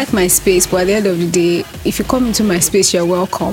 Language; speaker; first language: English; non-native, local second language; Yoruba